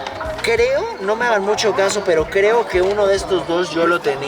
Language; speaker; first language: Spanish; native; Spanish